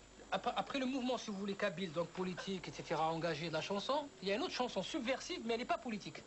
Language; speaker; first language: French; non-native, local second language; Arabic